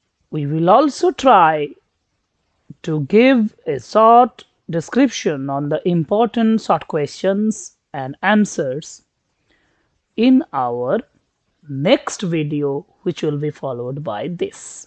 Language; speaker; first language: English; non-native, local second language; Bangla